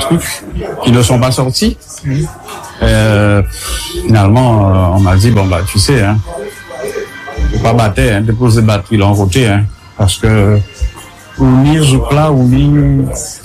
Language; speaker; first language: French; native; French